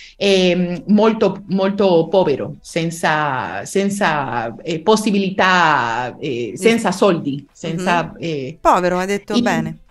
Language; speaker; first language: Italian; non-native, learner; Spanish